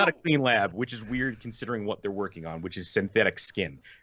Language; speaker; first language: English; native; English